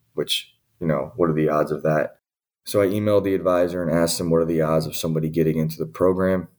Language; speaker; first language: English; native; English